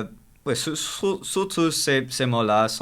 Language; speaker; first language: French; non-native, local second language; English